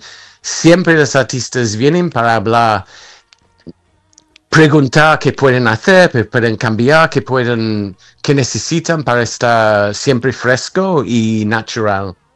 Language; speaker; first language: Spanish; non-native, fluent; English